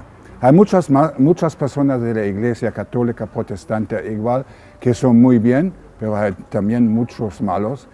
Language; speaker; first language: Spanish; non-native, learner; German